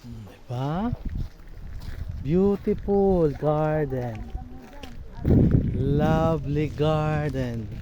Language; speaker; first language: English; non-native, local second language; Filipino